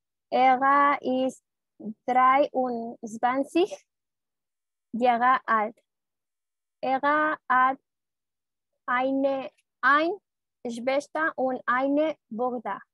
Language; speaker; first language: German; non-native, learner; Spanish